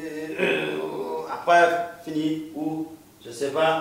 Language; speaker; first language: French; non-native, learner; Mongolian